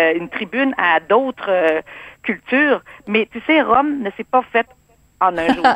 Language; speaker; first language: French; native; French